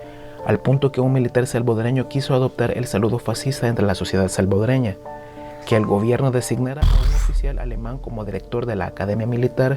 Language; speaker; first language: Spanish; native; Spanish